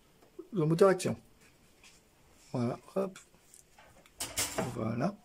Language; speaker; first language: French; native; French